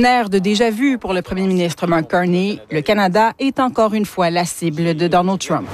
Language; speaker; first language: French; native; French